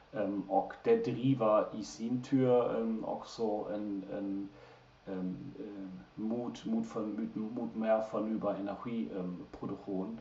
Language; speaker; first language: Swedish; non-native, fluent; German